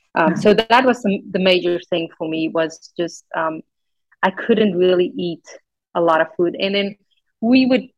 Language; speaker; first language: English; non-native, local second language; Afrikaans